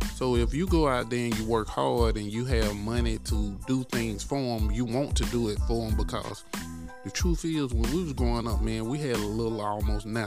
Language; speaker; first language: English; native; English